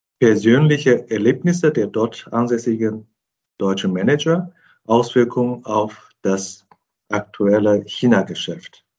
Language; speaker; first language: German; non-native, fluent; Chinese